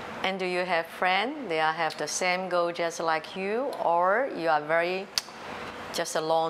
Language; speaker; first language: English; non-native, learner; Chinese